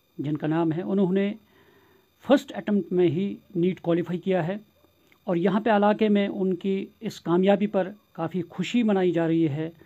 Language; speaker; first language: Hindi; non-native, local second language; Kashmiri